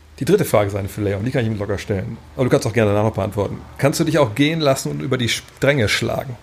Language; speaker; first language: German; native; German